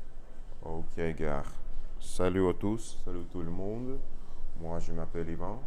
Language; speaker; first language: French; non-native, learner; Russian